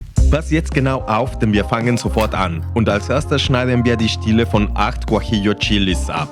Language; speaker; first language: German; non-native, fluent; Spanish